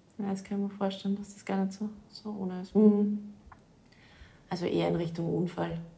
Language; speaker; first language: German; native; German